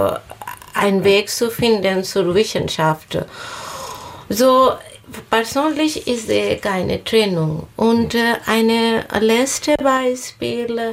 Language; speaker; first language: German; non-native, learner; Bangla